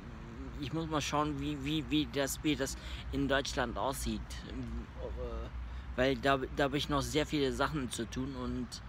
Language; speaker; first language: German; early bilingual, other home language; Turkish